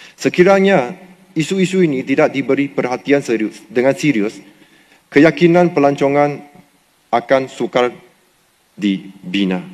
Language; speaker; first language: Malay; non-native, local second language; Chinese